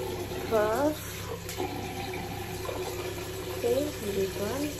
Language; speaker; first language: English; non-native, learner; Indonesian